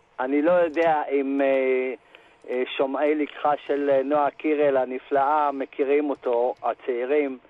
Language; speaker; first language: Hebrew; native; Hebrew